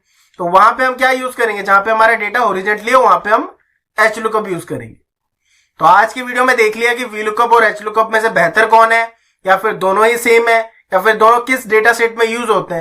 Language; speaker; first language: Hindi; native; Hindi